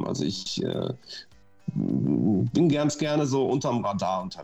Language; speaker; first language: German; native; German